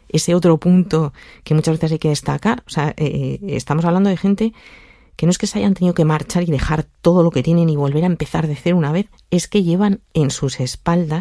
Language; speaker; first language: Spanish; native; Spanish